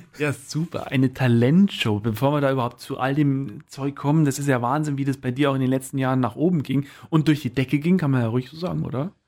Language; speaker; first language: German; native; German